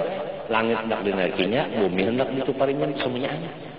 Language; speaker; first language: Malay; non-native, local second language; Banjar